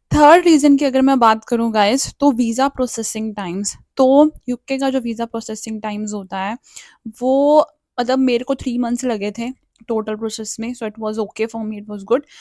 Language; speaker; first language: Hindi; native; Hindi